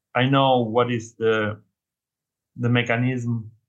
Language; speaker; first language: English; non-native, learner; Spanish